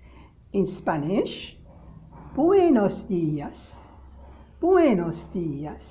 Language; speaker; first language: Spanish; non-native, learner; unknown